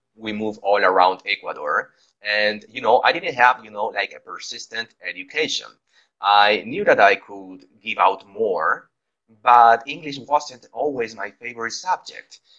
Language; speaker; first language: English; non-native, fluent; Spanish